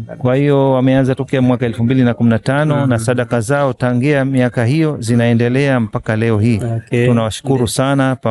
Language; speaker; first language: Swahili; native; Swahili